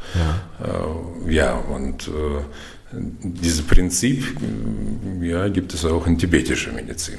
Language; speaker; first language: German; non-native, fluent; Russian